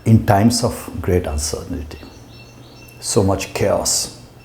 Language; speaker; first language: English; non-native, local second language; Sinhala